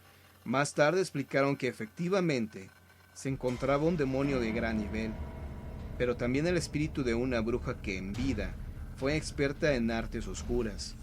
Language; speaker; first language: Spanish; native; Spanish